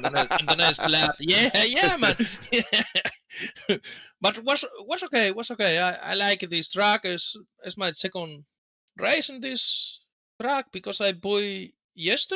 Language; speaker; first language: English; non-native, learner; Spanish